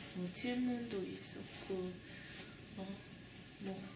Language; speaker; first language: Korean; non-native, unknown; English